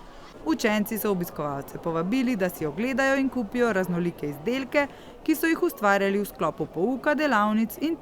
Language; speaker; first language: Slovenian; native; Slovenian